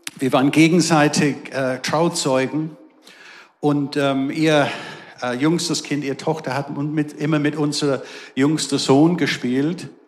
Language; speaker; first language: German; non-native, fluent; English